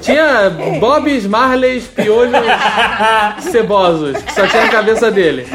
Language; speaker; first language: Portuguese; native; Portuguese